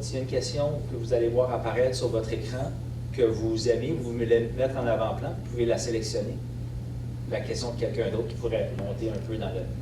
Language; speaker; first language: French; native; French